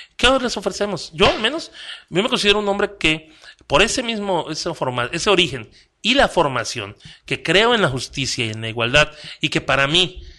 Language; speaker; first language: Spanish; native; Spanish